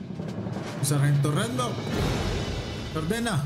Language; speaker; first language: Spanish; native; Spanish